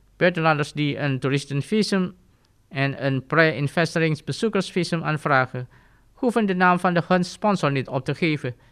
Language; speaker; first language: Dutch; non-native, fluent; Indonesian